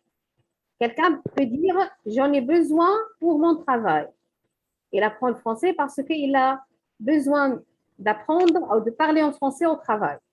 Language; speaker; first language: French; non-native, fluent; Arabic